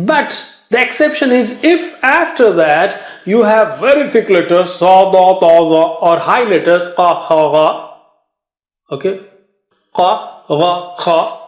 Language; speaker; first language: English; non-native, fluent; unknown